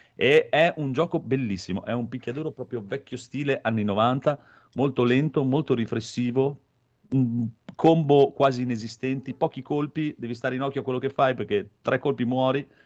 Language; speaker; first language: Italian; native; Italian